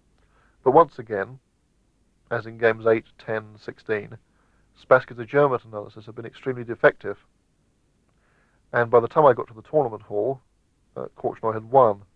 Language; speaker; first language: English; native; English